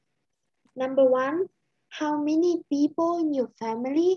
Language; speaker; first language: English; non-native, fluent; Lao